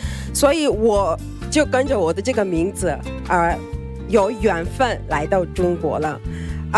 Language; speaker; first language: Chinese; non-native, fluent; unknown